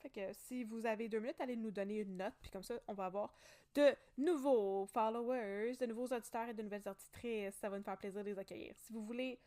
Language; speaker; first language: French; native; French